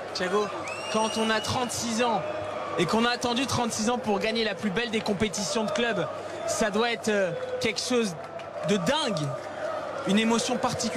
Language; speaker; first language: French; native; French